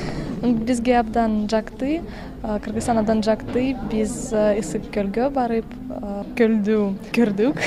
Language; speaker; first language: Kyrgyz; non-native, learner; Russian